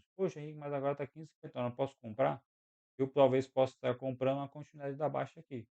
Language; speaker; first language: Portuguese; native; Portuguese